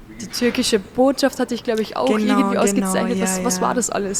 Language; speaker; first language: German; native; German